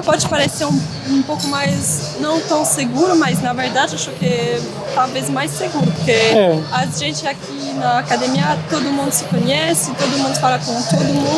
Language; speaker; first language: Portuguese; non-native, fluent; French